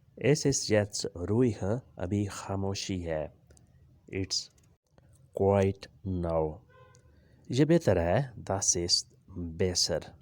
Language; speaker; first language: Urdu; native; Urdu